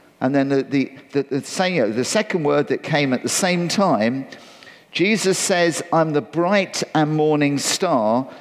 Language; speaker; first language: English; native; English